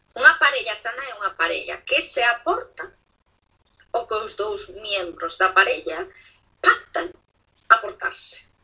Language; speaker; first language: Galician; non-native, local second language; Spanish